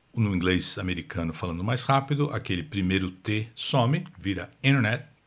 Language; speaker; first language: Portuguese; native; Portuguese